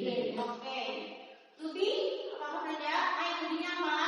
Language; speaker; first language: Indonesian; native; Indonesian